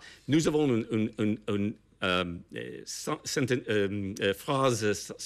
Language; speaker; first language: French; non-native, fluent; English